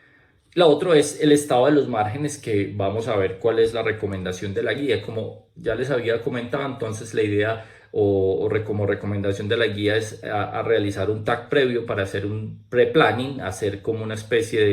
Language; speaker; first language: Spanish; native; Spanish